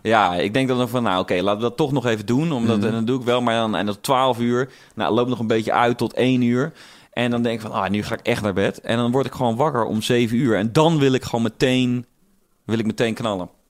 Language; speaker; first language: Dutch; native; Dutch